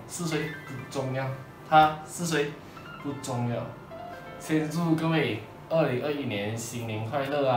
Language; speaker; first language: Chinese; native; Chinese